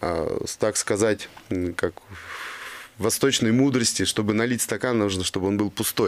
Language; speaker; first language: Russian; native; Russian